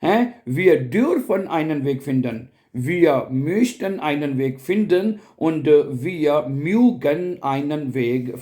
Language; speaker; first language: German; non-native, fluent; Urdu